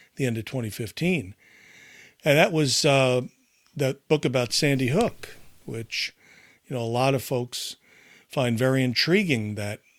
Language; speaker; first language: English; native; English